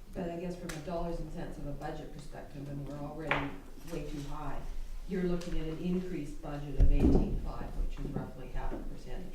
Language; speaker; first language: English; native; English